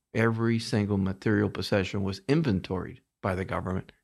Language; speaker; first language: English; early bilingual, other home language; Spanish